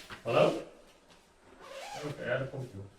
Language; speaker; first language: Dutch; native; Dutch